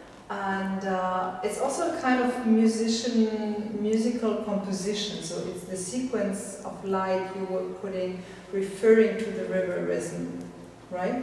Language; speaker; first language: English; non-native, fluent; German